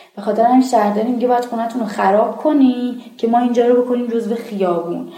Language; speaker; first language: Persian; native; Persian